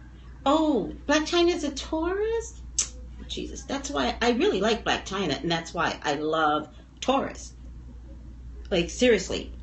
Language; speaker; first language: English; native; English